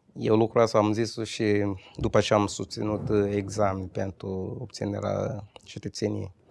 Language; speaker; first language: Romanian; non-native, fluent; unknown